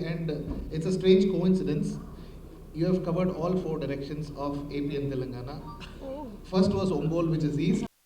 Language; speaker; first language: Telugu; native; Telugu